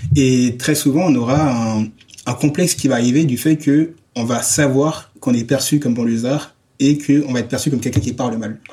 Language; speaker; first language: French; native; French